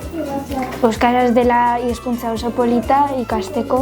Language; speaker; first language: Basque; non-native, local second language; Spanish